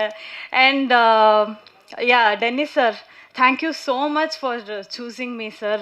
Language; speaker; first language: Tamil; non-native, learner; Kannada